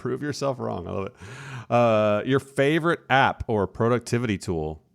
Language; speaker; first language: English; native; English